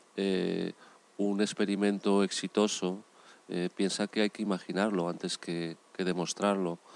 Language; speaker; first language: Spanish; native; Spanish